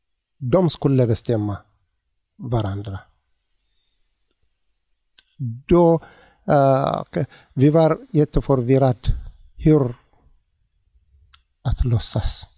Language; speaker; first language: Swedish; non-native, learner; Tigrinya